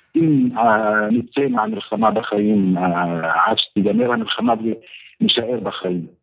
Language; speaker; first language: Hebrew; non-native, fluent; Arabic